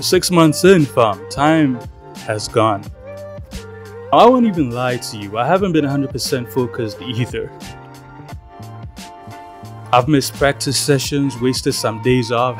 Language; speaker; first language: English; native; English